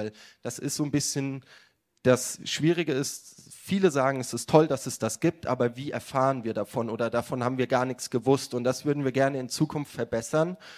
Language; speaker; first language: German; native; German